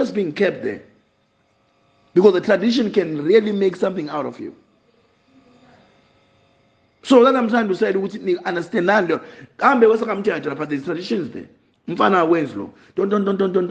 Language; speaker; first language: English; non-native, local second language; Zulu